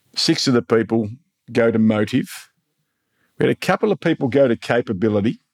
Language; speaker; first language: English; native; English